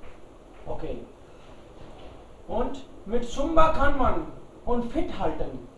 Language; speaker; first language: German; non-native, fluent; Hindi